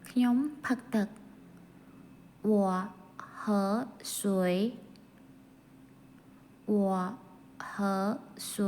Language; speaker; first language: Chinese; non-native, fluent; Khmer